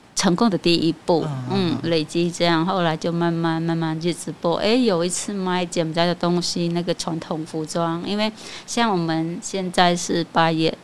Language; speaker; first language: Chinese; non-native, fluent; Khmer